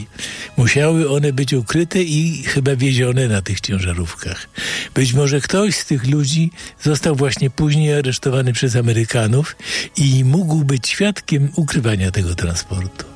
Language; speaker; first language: Polish; native; Polish